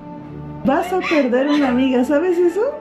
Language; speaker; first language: Spanish; native; Spanish